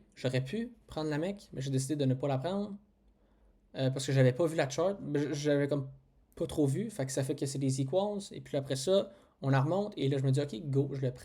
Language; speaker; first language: French; native; French